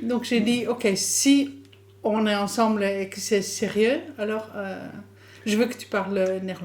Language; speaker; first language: French; non-native, fluent; English